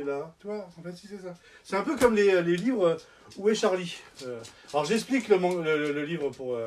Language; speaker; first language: French; native; French